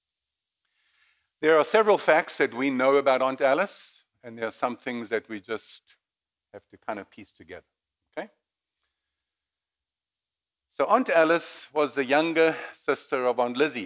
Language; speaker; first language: English; native; English